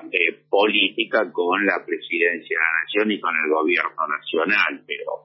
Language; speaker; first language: Spanish; native; Spanish